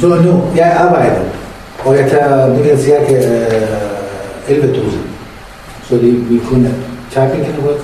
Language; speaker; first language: Danish; non-native, learner; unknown